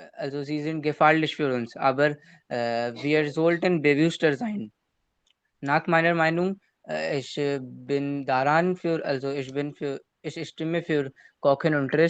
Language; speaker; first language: German; non-native, learner; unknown